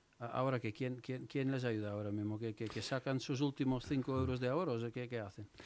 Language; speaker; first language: Spanish; non-native, fluent; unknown